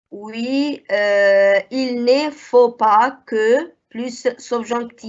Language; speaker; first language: French; non-native, fluent; Arabic